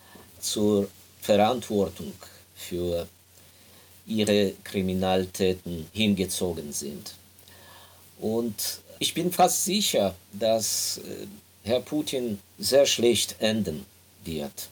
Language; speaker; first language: German; non-native, fluent; Ukrainian